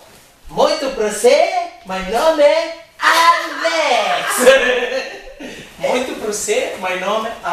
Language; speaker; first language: Portuguese; non-native, learner; Swedish